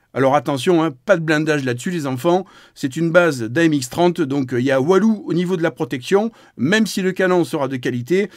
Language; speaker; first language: French; native; French